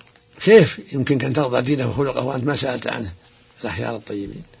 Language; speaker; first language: Arabic; native; Arabic